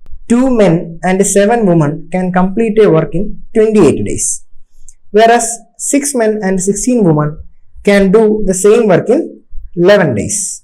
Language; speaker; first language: English; non-native, local second language; Malayalam